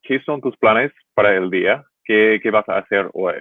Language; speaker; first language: Spanish; non-native, learner; English